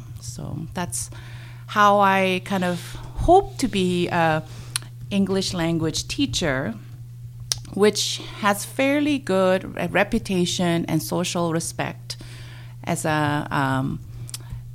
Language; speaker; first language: English; non-native, fluent; Korean